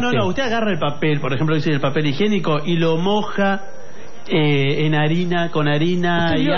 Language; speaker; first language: Spanish; native; Spanish